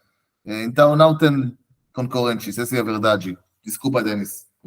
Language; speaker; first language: Portuguese; non-native, fluent; Hebrew